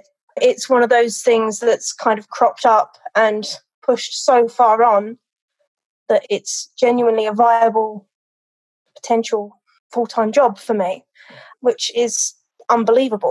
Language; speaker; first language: English; native; English